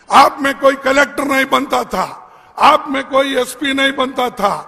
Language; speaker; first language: Hindi; non-native, local second language; Kannada